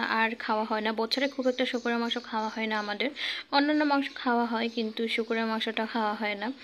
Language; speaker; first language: Bangla; non-native, local second language; Garo